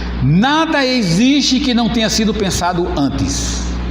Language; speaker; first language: Portuguese; native; Portuguese